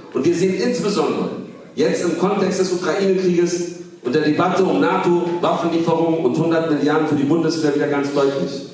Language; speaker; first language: German; early bilingual, other home language; Kurdish